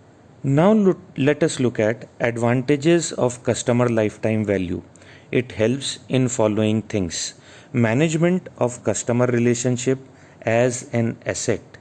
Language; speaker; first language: English; non-native, local second language; Hindi